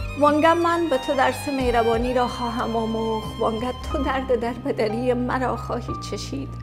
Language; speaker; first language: Persian; native; Persian